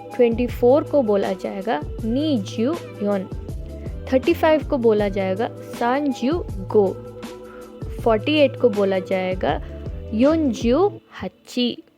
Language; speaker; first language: Hindi; native; Hindi